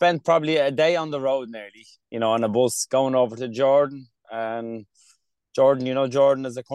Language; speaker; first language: English; early bilingual, other home language; Kurdish